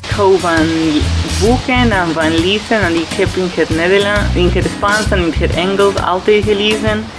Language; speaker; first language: Dutch; non-native, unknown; Spanish